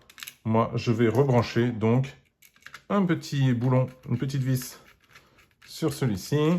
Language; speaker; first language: French; native; French